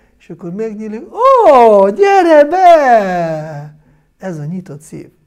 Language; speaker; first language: Hungarian; non-native, fluent; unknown